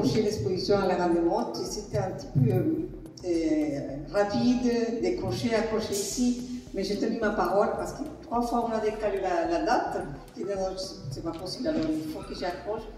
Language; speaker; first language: French; non-native, fluent; Spanish